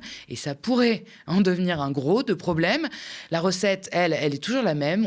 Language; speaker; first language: French; native; French